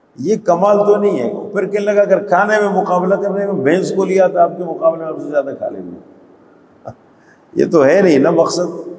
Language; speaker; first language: Urdu; non-native, local second language; Pashto